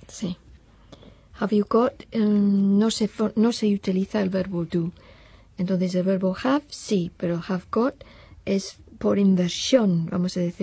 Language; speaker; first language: Spanish; non-native, fluent; English